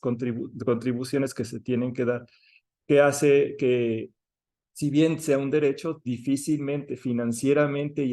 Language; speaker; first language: Spanish; native; Spanish